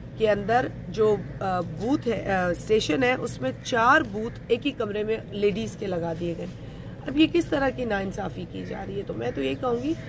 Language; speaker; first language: Urdu; non-native, local second language; Sindhi